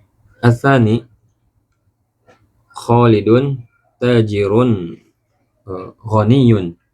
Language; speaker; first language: Arabic; non-native, learner; Indonesian